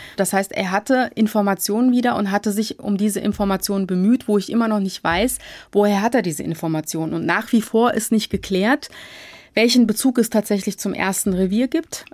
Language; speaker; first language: German; early bilingual, other home language; Turkish